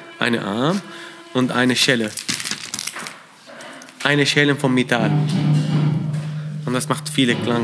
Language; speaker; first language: German; non-native, learner; Arabic